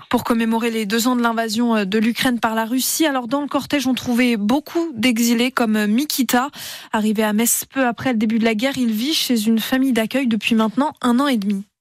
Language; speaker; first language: French; native; French